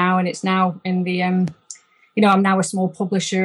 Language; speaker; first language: English; native; English